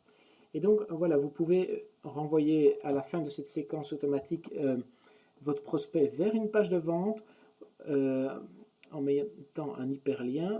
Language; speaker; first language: French; native; French